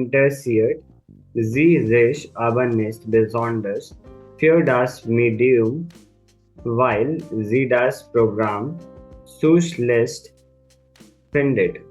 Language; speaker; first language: German; non-native, learner; Hindi